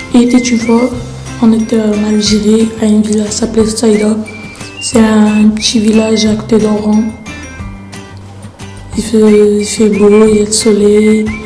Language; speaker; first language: French; early bilingual, other home language; Arabic